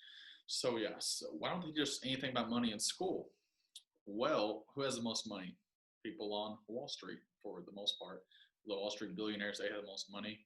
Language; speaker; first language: English; native; English